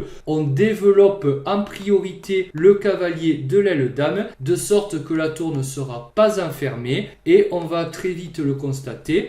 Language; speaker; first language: French; native; French